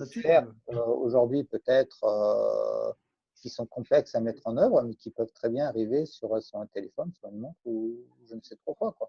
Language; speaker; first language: French; native; French